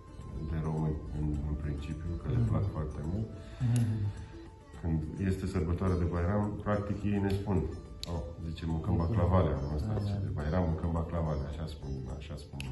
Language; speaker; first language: Romanian; non-native, local second language; Crimean Tatar